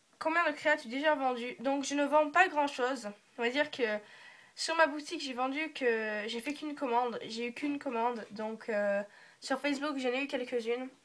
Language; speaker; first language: French; early bilingual, other home language; English